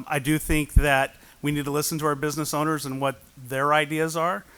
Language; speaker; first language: English; native; English